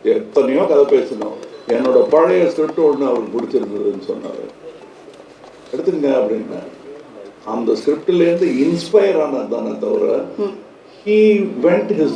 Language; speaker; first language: Tamil; native; Tamil